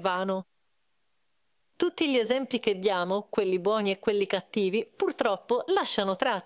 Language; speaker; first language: Italian; non-native, fluent; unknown